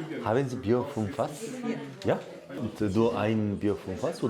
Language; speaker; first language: German; non-native, learner; Korean